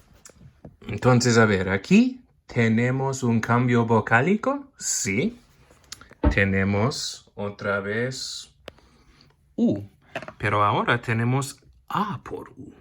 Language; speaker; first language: Spanish; non-native, fluent; English